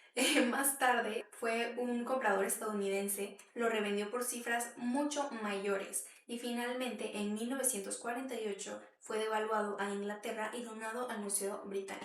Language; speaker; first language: Spanish; native; Spanish